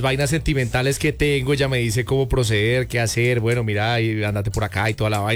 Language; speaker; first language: Spanish; native; Spanish